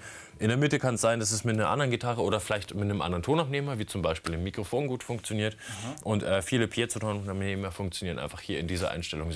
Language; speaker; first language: German; native; German